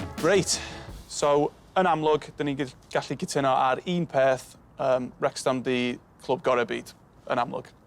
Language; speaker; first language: Welsh; native; Welsh